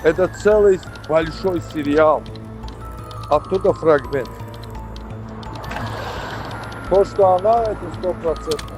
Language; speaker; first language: Russian; non-native, local second language; Azerbaijani